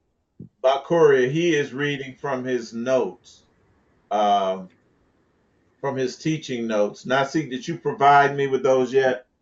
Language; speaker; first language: English; native; English